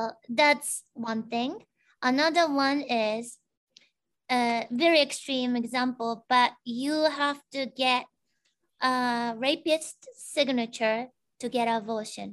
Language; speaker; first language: English; non-native, fluent; Japanese